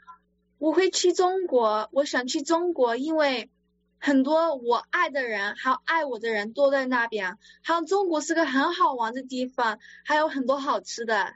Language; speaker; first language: Chinese; early bilingual, other home language; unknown